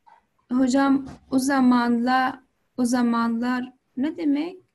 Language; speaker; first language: Turkish; non-native, learner; Arabic